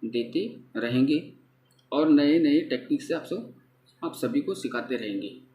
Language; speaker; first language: Hindi; non-native, local second language; Marathi